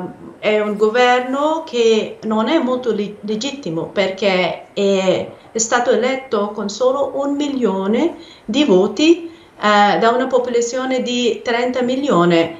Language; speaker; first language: Italian; non-native, fluent; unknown